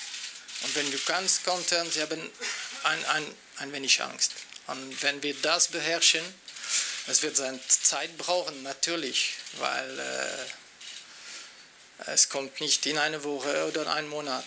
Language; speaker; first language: German; non-native, local second language; French